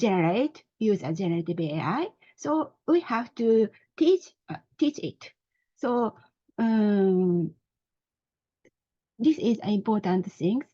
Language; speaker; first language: English; non-native, learner; Japanese